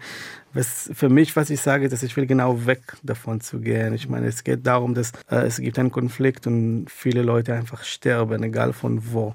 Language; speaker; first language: German; non-native, fluent; Hebrew